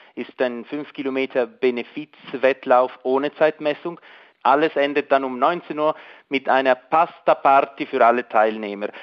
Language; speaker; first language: German; non-native, local second language; Italian